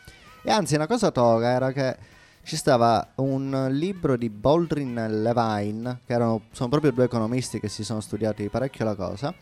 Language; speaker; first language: Italian; native; Italian